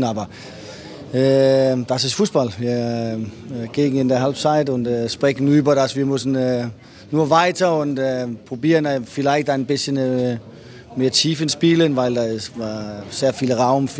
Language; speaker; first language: German; non-native, fluent; Danish